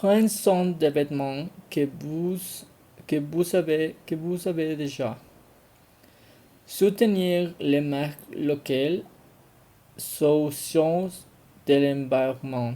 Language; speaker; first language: French; non-native, learner; Spanish